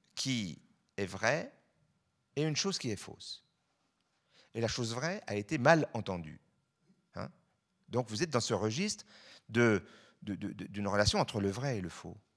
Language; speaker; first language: French; native; French